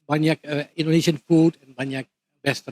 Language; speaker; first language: Indonesian; non-native, fluent; Dutch